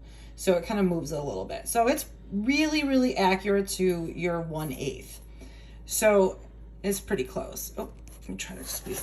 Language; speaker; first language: English; native; English